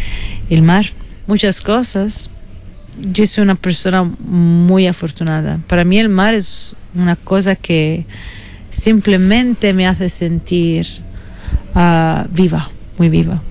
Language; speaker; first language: Spanish; non-native, fluent; Italian